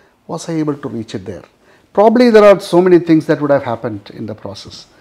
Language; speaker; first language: English; non-native, local second language; Malayalam